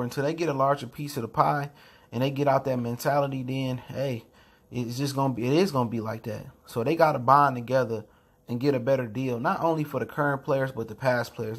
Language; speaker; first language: English; native; English